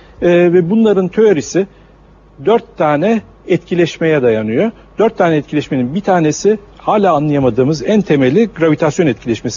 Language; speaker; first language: Turkish; native; Turkish